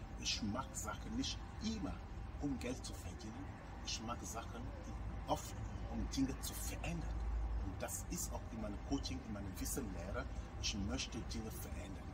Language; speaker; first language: German; non-native, fluent; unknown